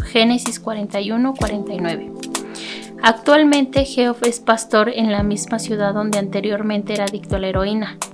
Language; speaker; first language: Spanish; native; Spanish